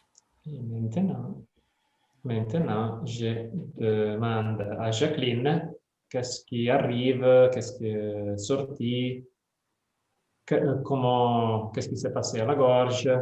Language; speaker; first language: French; non-native, fluent; Italian